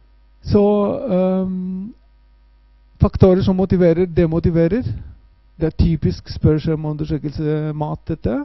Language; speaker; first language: Norwegian; non-native, fluent; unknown